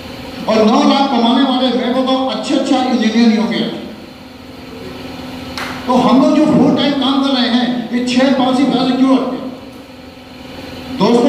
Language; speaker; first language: Hindi; native; Hindi